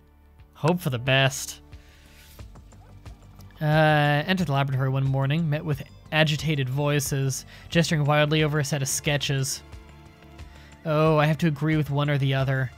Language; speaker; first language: English; native; English